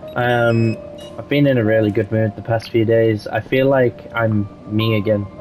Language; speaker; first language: English; native; English